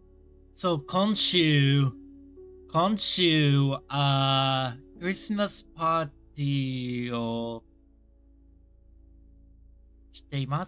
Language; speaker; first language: Japanese; non-native, learner; English